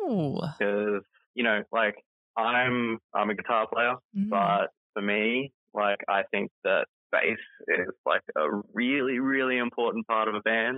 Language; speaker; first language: English; native; English